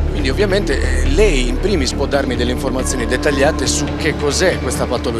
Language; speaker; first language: Italian; native; Italian